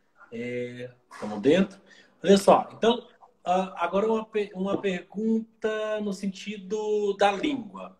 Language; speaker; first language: Portuguese; native; Portuguese